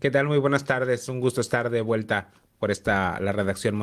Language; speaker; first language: Spanish; native; Spanish